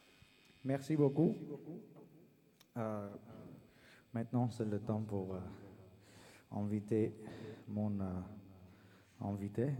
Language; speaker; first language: French; non-native, learner; Armenian